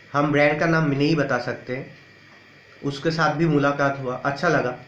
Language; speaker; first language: Hindi; non-native, local second language; Bangla